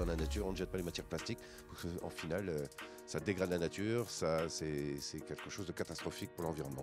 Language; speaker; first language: French; non-native, local second language; Arabic